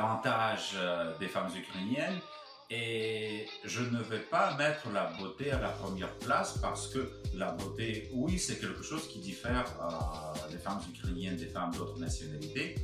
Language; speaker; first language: French; non-native, fluent; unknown